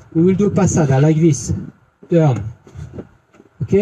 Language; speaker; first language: English; non-native, learner; French